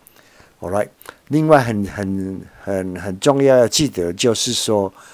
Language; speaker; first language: Chinese; native; Chinese